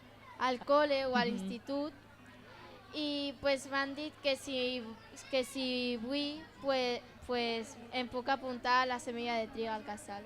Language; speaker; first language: Catalan; non-native, local second language; Spanish